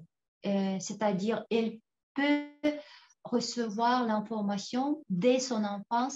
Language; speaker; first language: French; non-native, fluent; Tuvinian